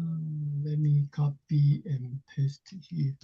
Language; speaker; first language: English; non-native, fluent; Chinese